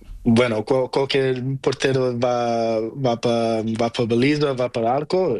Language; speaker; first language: Spanish; non-native, learner; Portuguese